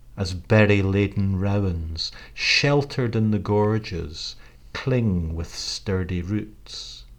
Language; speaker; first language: English; native; English